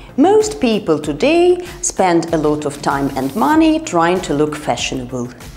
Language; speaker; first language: English; non-native, fluent; Russian